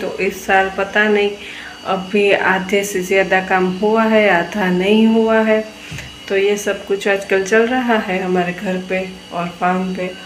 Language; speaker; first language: Hindi; non-native, local second language; Gujarati